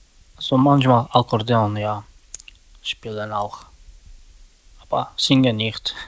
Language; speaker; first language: German; non-native, learner; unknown